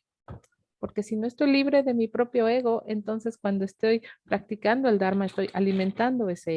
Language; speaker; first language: Spanish; native; Spanish